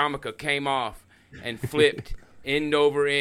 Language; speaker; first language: English; native; English